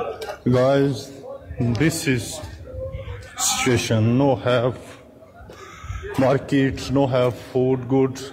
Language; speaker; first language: English; non-native, learner; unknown